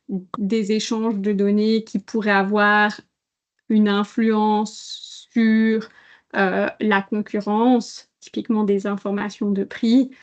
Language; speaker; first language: French; native; French